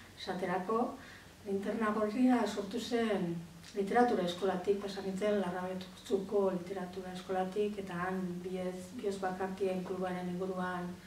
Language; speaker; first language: Basque; native; Basque